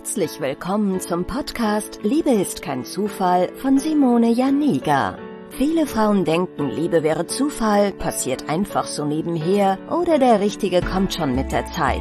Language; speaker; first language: German; native; German